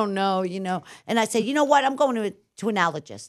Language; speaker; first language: English; early bilingual, other home language; Italian